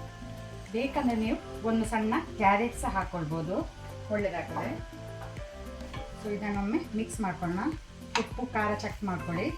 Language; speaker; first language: Kannada; native; Kannada